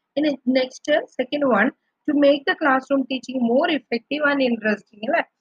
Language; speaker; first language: English; non-native, local second language; Malayalam